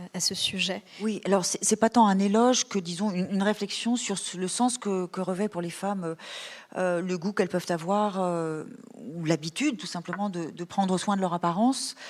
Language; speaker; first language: French; native; French